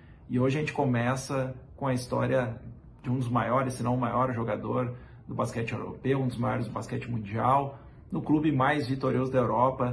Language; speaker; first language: Portuguese; native; Portuguese